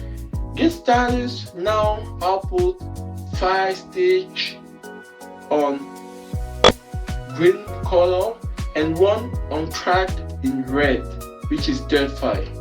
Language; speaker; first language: English; non-native, fluent; French